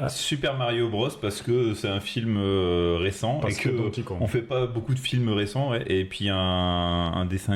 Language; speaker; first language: French; native; French